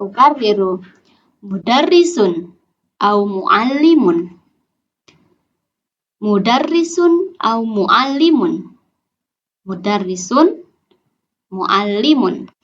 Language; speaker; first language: Arabic; non-native, learner; Indonesian